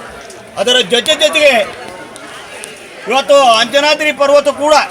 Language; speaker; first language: Kannada; native; Kannada